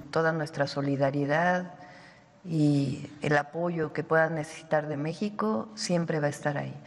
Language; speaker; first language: Spanish; native; Spanish